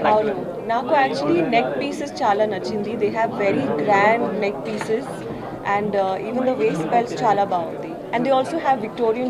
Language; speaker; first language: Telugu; non-native, learner; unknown